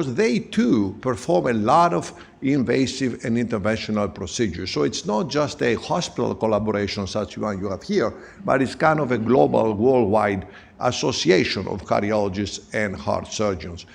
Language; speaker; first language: English; non-native, fluent; Greek